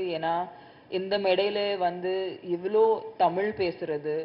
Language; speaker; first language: Tamil; non-native, fluent; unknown